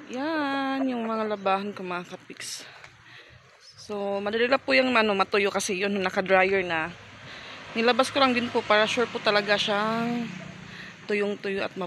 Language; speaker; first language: Filipino; native; Filipino